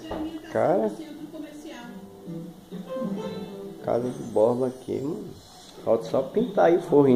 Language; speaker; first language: Portuguese; native; Portuguese